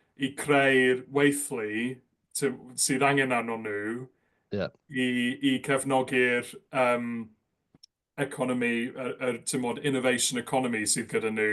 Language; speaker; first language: Welsh; non-native, local second language; English